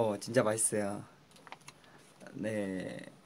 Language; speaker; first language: Korean; non-native, fluent; Chinese